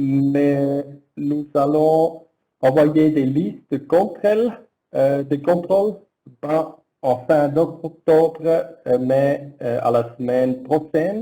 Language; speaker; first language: French; non-native, learner; German